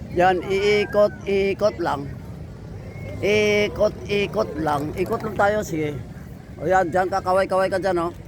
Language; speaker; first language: Filipino; non-native, local second language; Hiligaynon